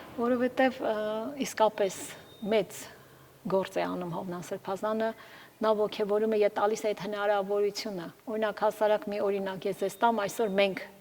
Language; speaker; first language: Armenian; early bilingual, heritage; Armenian